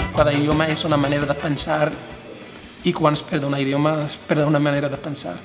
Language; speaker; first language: Catalan; non-native, fluent; Arabic